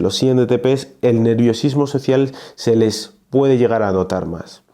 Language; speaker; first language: Spanish; native; Spanish